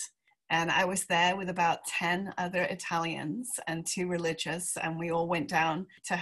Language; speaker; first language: English; native; English